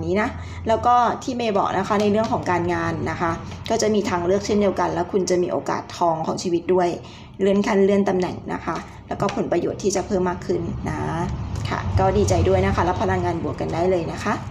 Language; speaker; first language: Thai; native; Thai